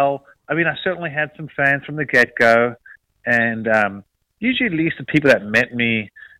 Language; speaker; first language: English; native; English